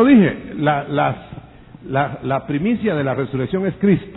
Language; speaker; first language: Spanish; native; Spanish